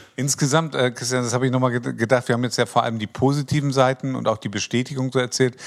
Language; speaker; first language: German; native; German